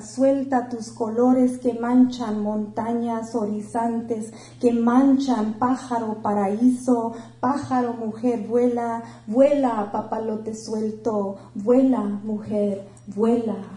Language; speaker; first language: Spanish; early bilingual, heritage; Spanish